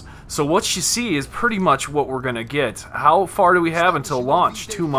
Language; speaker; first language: English; native; English